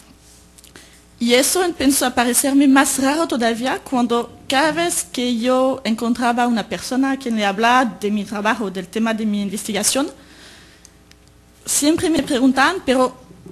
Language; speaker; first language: Spanish; native; Spanish